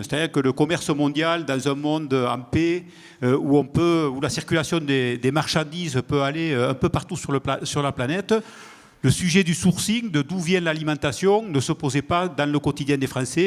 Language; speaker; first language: French; native; French